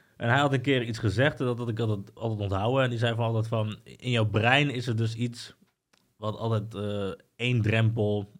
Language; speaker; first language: Dutch; early bilingual, other home language; Spanish